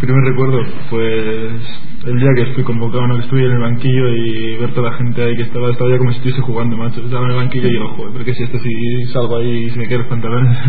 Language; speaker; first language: Spanish; native; Spanish